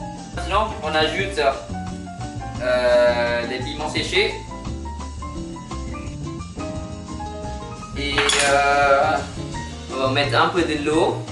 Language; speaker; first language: French; non-native, learner; Malay